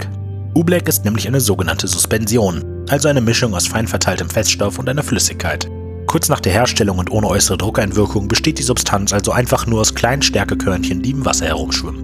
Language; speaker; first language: German; native; German